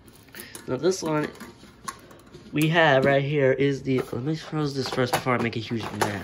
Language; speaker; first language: English; native; English